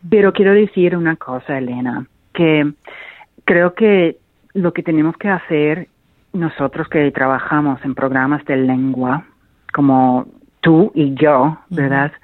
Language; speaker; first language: Spanish; non-native, fluent; English